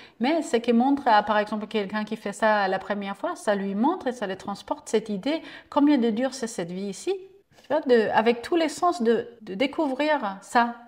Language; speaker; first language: French; non-native, fluent; German